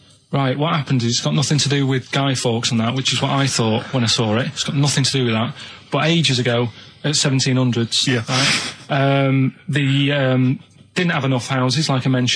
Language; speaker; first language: English; native; English